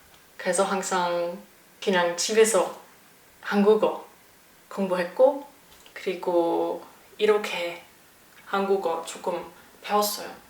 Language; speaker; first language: Korean; non-native, learner; German